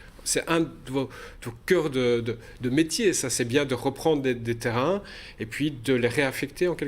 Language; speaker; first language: French; native; French